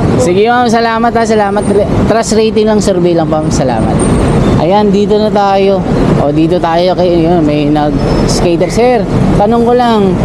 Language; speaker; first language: Filipino; native; Filipino